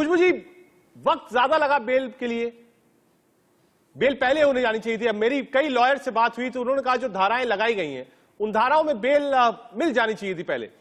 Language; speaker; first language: Hindi; native; Hindi